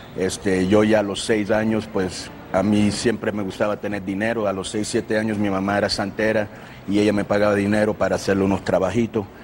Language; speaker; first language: Spanish; early bilingual, heritage; Spanish